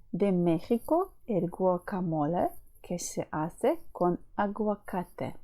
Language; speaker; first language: Spanish; non-native, fluent; Ukrainian